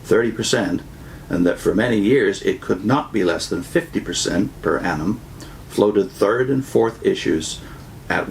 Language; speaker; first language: English; native; English